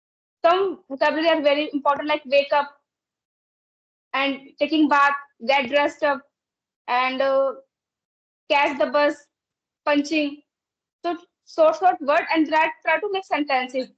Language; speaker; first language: English; non-native, local second language; Hindi